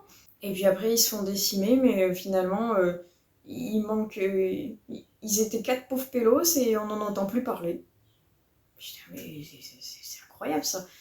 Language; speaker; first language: French; native; French